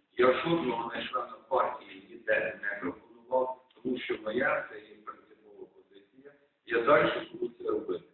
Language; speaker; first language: Ukrainian; native; Ukrainian